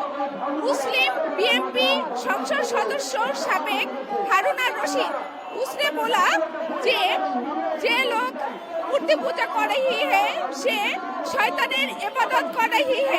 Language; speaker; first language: Hindi; non-native, learner; Bangla